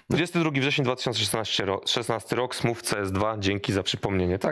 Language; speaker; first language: Polish; native; Polish